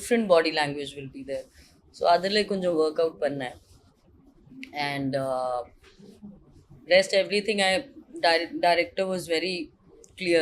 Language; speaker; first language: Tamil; non-native, fluent; Hindi